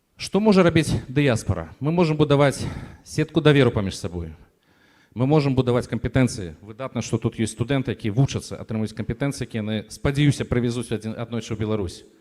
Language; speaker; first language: Belarusian; native; Belarusian